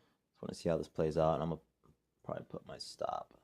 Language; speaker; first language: English; native; English